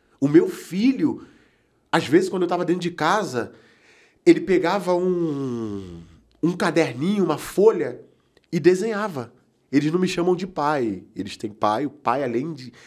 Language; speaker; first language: Portuguese; native; Portuguese